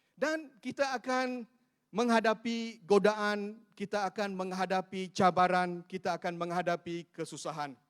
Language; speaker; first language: Malay; non-native, local second language; Chinese